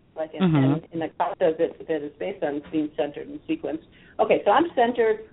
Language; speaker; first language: English; native; English